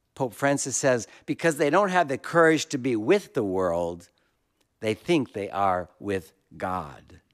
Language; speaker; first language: English; native; English